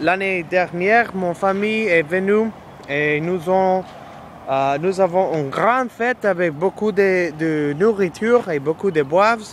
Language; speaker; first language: French; non-native, learner; English